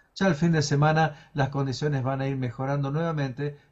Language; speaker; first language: Spanish; native; Spanish